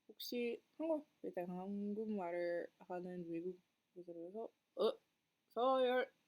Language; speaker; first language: Korean; non-native, learner; English